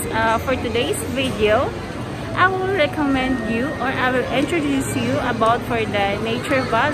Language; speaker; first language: English; non-native, learner; Filipino